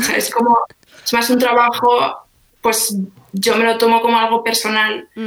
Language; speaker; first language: Spanish; native; Spanish